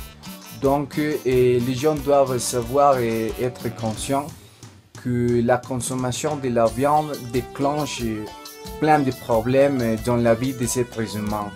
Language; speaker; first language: French; non-native, learner; Spanish